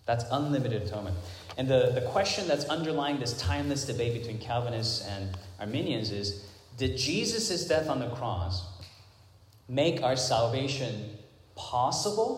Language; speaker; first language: English; non-native, local second language; Cantonese